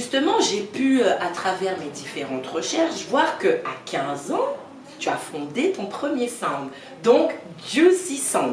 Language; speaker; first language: French; native; French